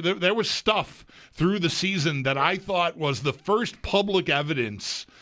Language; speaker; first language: English; native; English